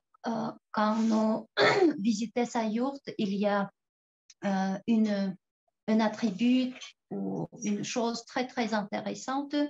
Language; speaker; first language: French; non-native, fluent; Tuvinian